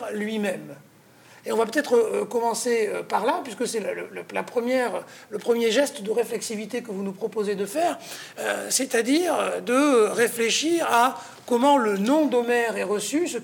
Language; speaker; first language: French; native; French